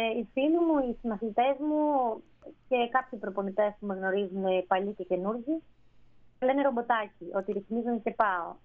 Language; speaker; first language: Greek; native; Greek